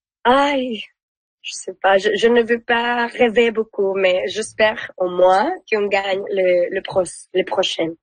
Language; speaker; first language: French; non-native, learner; Spanish